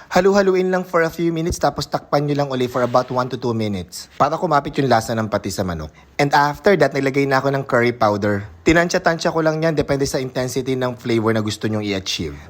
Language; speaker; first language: Filipino; native; Filipino